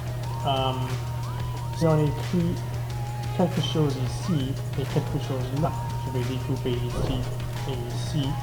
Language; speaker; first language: French; non-native, fluent; English